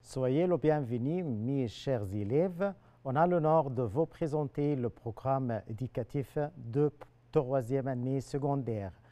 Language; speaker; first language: French; non-native, fluent; Arabic